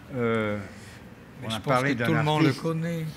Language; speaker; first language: French; non-native, fluent; Italian